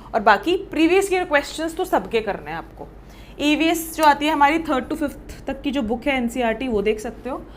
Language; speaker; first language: Hindi; native; Hindi